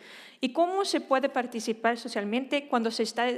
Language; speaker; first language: Spanish; non-native, fluent; Danish